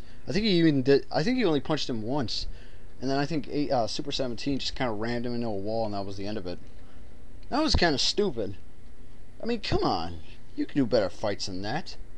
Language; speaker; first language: English; native; English